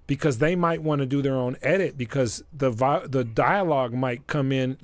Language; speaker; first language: English; native; English